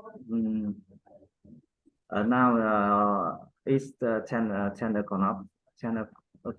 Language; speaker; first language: English; non-native, learner; Vietnamese